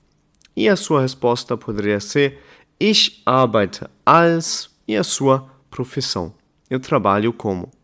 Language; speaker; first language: Portuguese; non-native, fluent; German